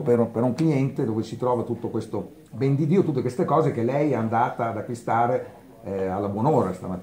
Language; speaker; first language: Italian; native; Italian